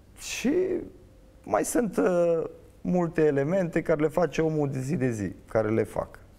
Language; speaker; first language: Romanian; native; Romanian